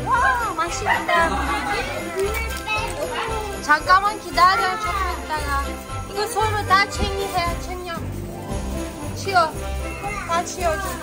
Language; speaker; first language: Korean; non-native, learner; Kazakh